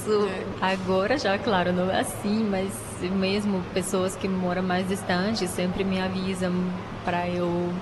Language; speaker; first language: Portuguese; non-native, fluent; Ukrainian